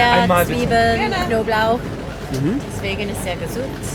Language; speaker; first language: German; non-native, learner; Korean